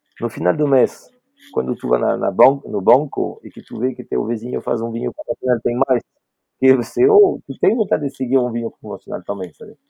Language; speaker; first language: Portuguese; non-native, fluent; French